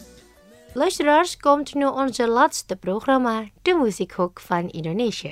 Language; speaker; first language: Dutch; non-native, learner; Indonesian